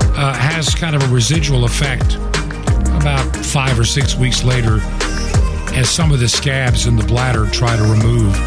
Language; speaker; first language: English; native; English